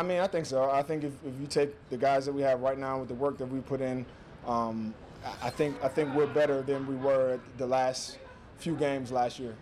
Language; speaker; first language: English; native; English